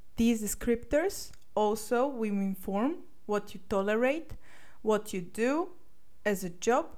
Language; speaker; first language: English; non-native, fluent; Bulgarian